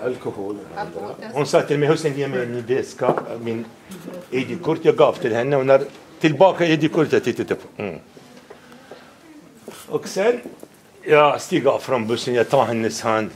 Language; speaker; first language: Swedish; non-native, fluent; Arabic